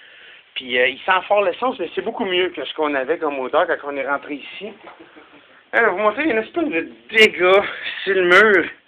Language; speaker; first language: French; native; French